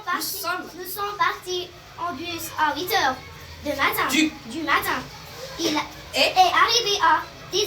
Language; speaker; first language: French; non-native, learner; Arabic